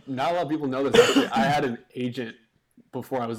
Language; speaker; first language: English; native; English